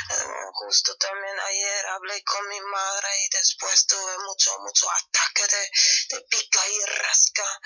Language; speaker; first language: Spanish; non-native, fluent; German